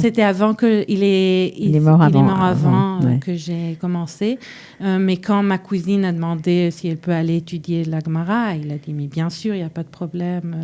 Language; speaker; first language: French; early bilingual, heritage; French